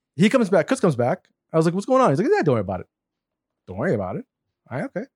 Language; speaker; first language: English; non-native, fluent; Arabic